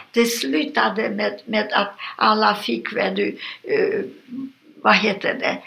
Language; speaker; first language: Swedish; non-native, fluent; Hungarian